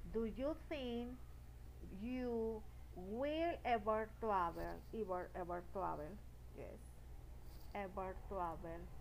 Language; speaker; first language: English; non-native, learner; Spanish